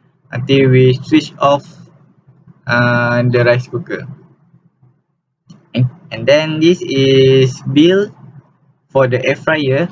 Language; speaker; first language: English; non-native, learner; Malay